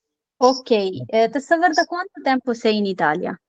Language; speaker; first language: Italian; non-native, fluent; Urdu